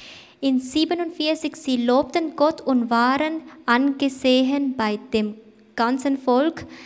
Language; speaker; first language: German; non-native, fluent; Thai